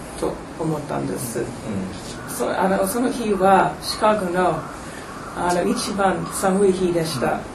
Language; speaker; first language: Japanese; non-native, fluent; English